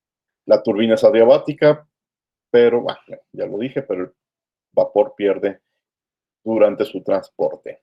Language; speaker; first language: Spanish; native; Spanish